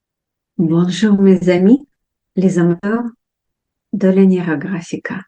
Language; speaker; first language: French; non-native, fluent; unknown